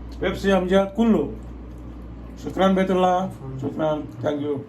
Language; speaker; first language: Arabic; non-native, learner; Telugu